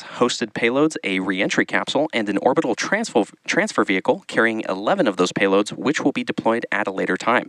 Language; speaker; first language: English; native; English